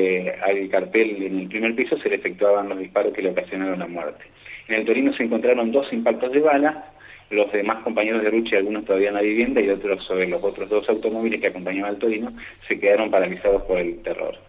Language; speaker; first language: Spanish; native; Spanish